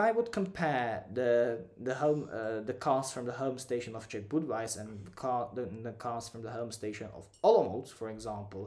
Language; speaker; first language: English; non-native, fluent; Czech